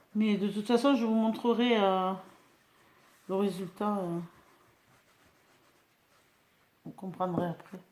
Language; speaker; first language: French; native; French